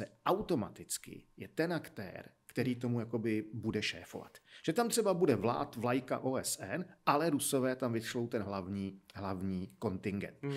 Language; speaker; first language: Czech; native; Czech